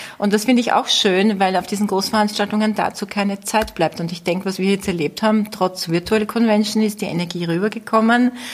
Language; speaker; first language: German; native; German